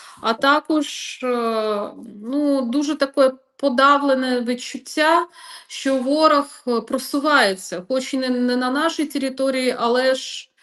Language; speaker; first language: Ukrainian; non-native, local second language; Russian